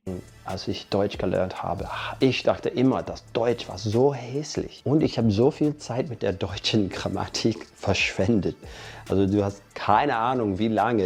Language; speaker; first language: German; non-native, fluent; English